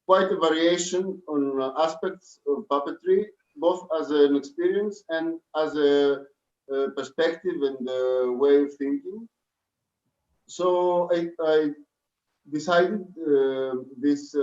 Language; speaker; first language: English; non-native, fluent; Greek